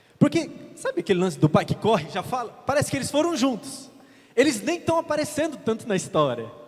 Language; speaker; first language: Portuguese; native; Portuguese